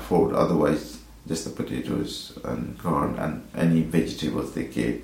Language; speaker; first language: English; non-native, fluent; Nepali